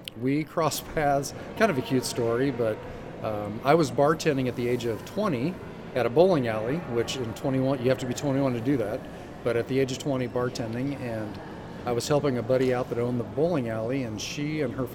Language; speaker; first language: English; native; English